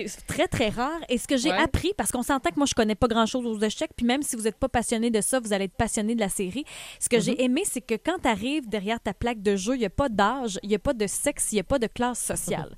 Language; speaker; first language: French; native; French